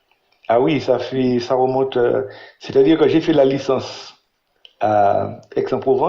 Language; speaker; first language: French; non-native, learner; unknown